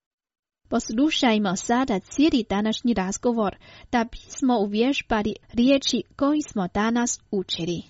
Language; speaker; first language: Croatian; non-native, fluent; Chinese